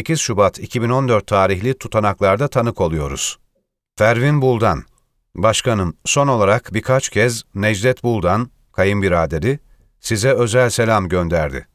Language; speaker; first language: Turkish; native; Turkish